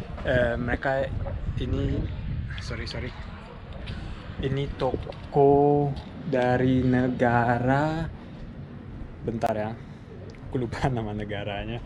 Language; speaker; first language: Indonesian; early bilingual, heritage; German